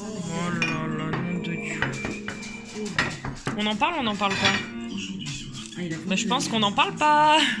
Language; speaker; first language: French; native; French